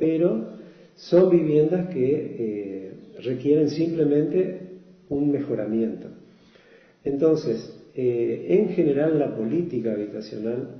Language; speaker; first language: Spanish; native; Spanish